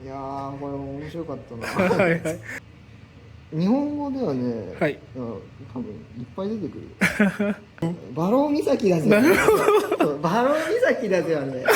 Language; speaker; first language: Japanese; native; Japanese